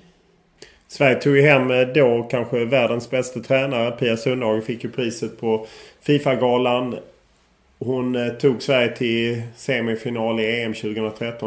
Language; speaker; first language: Swedish; native; Swedish